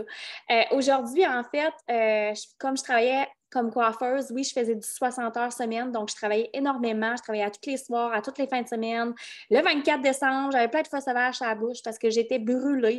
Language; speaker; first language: French; native; French